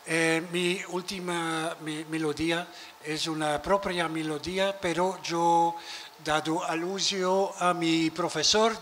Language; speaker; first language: Spanish; non-native, learner; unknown